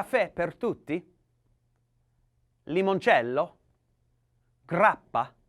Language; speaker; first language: Italian; non-native, learner; English